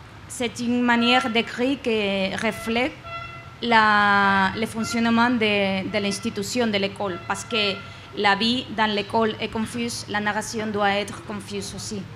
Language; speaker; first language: French; non-native, learner; Spanish